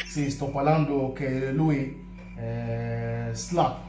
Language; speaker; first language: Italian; non-native, learner; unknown